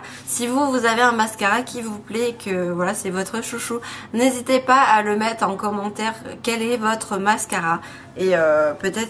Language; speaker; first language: French; native; French